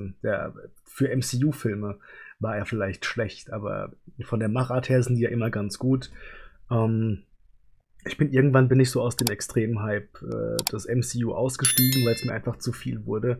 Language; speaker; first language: German; native; German